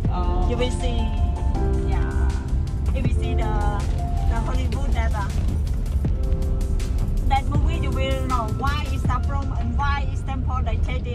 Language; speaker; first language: English; non-native, learner; Khmer